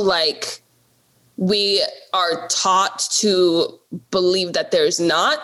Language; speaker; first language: English; native; English